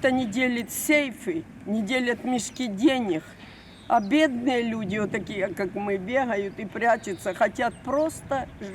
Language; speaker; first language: Russian; non-native, local second language; Ukrainian